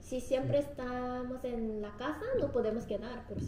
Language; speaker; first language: Spanish; non-native, fluent; Korean